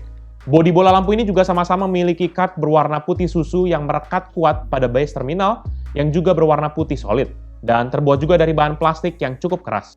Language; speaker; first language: Indonesian; native; Indonesian